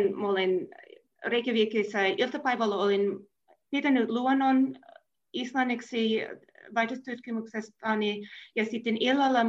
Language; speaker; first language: Finnish; non-native, fluent; English